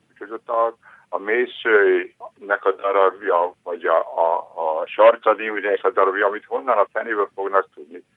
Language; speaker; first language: Hungarian; native; Hungarian